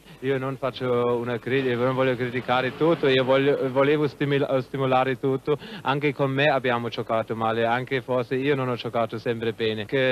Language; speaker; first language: Italian; non-native, fluent; German